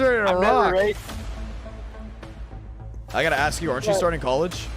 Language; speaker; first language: English; native; English